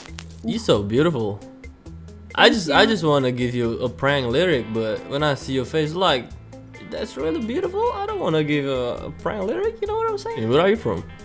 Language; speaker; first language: English; non-native, learner; Indonesian